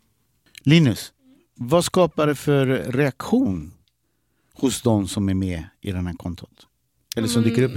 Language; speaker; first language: Swedish; native; Swedish